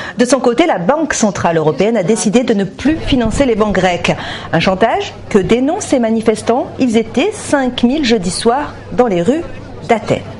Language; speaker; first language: French; native; French